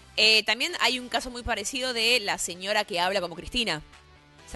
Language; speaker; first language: Spanish; native; Spanish